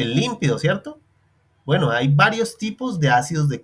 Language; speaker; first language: Spanish; native; Spanish